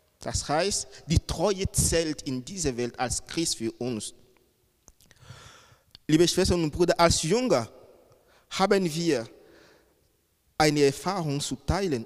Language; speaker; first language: German; non-native, fluent; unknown